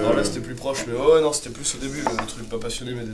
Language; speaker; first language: French; native; French